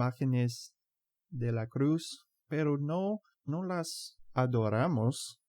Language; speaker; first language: Spanish; non-native, fluent; English